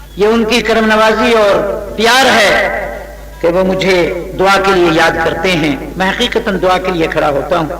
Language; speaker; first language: Urdu; non-native, local second language; Saraiki